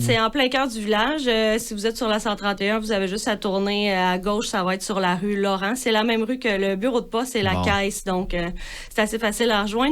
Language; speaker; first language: French; native; French